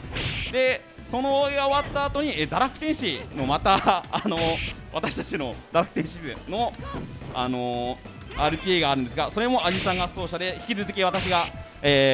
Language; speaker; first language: Japanese; native; Japanese